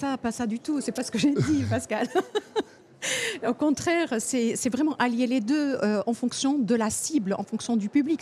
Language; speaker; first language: French; non-native, local second language; Arabic